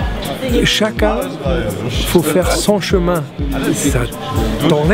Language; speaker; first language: French; non-native, fluent; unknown